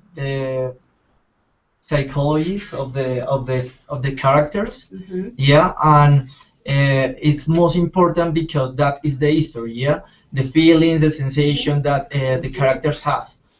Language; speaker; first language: English; non-native, learner; Spanish